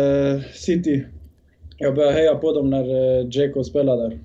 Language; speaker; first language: Swedish; early bilingual, other home language; Bosnian